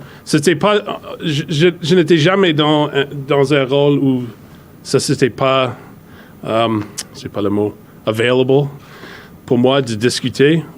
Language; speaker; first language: French; non-native, fluent; English